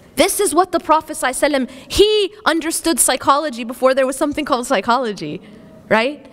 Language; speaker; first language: English; native; English